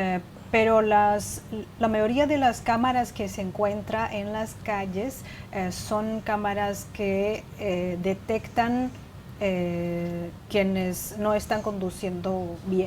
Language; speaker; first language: Spanish; non-native, fluent; Chinese